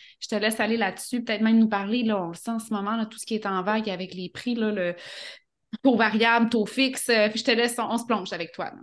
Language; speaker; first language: French; native; French